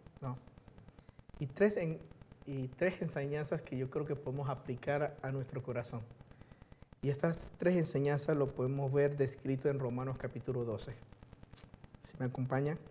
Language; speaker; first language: Spanish; early bilingual, other home language; Chinese